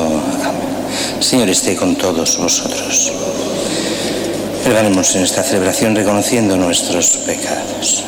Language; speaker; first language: Spanish; native; Spanish